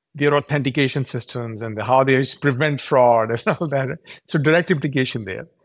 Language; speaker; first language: English; non-native, local second language; Urdu